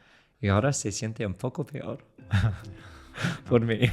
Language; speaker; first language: Spanish; non-native, fluent; English